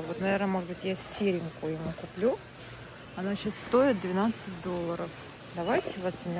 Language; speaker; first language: Russian; native; Russian